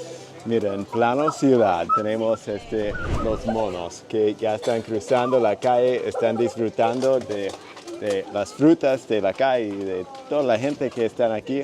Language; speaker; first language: Spanish; non-native, fluent; English